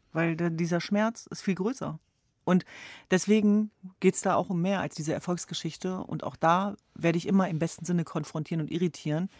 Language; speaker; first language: German; early bilingual, other home language; Kurdish